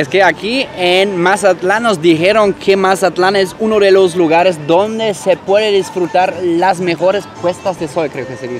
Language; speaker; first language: Spanish; non-native, fluent; German